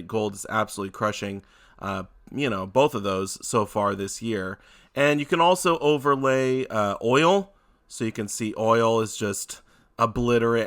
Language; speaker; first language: English; native; English